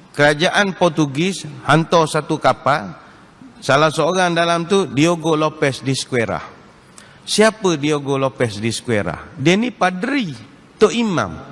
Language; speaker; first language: Malay; native; Malay